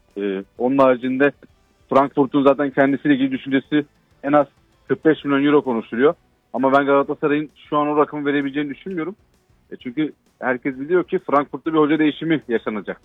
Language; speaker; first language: Turkish; native; Turkish